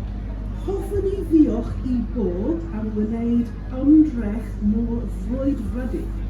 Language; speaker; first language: Welsh; non-native, learner; English